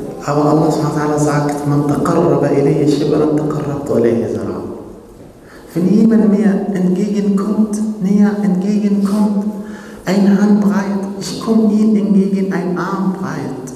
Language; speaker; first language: German; non-native, fluent; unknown